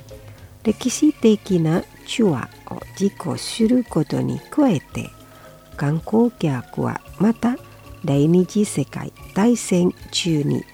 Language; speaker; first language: Japanese; non-native, fluent; Indonesian